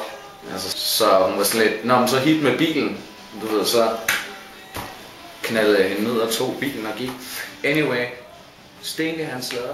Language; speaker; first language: Danish; native; Danish